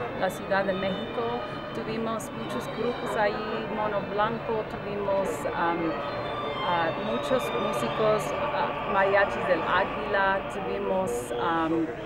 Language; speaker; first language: Spanish; early bilingual, heritage; Spanish